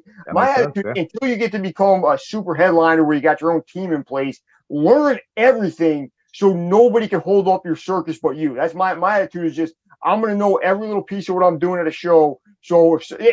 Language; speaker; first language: English; native; English